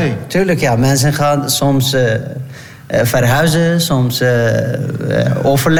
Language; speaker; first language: Dutch; non-native, learner; Turkish